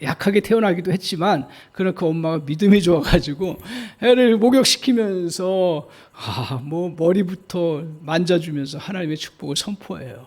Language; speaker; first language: Korean; native; Korean